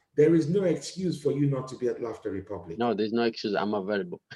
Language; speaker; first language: English; non-native, fluent; Italian